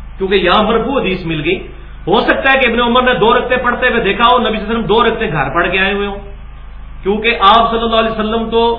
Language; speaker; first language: Urdu; non-native, local second language; Punjabi